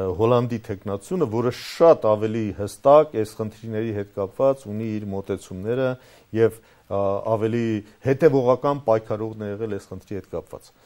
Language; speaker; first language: Armenian; native; Armenian